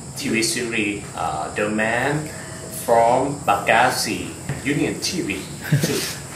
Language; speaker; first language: English; non-native, learner; Indonesian